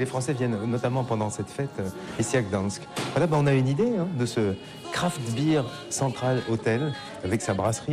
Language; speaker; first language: French; native; French